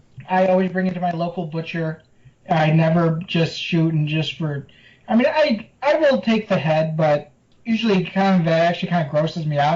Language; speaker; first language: English; native; English